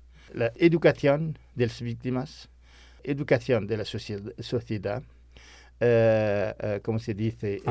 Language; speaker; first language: Spanish; non-native, fluent; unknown